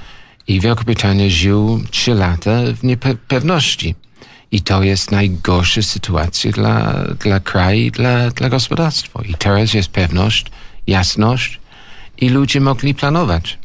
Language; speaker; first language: Polish; non-native, fluent; English